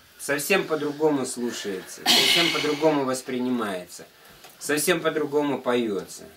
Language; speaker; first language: Russian; native; Russian